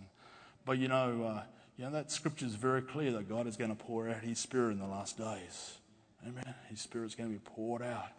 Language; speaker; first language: English; native; English